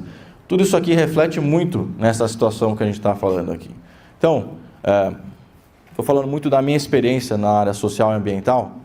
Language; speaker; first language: Portuguese; native; Portuguese